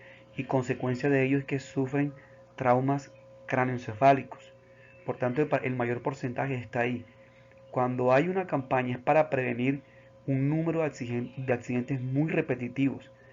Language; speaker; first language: Spanish; native; Spanish